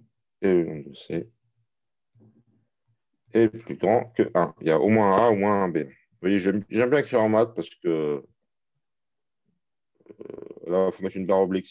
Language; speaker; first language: French; native; French